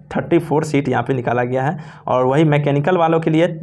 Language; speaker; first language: Hindi; native; Hindi